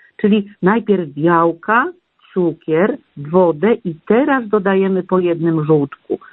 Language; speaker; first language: Polish; native; Polish